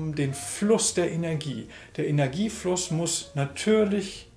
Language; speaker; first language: German; native; German